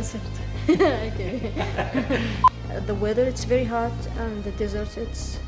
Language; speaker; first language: English; non-native, learner; Arabic